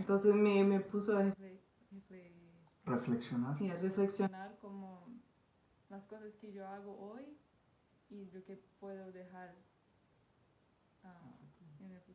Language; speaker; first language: Spanish; non-native, fluent; Portuguese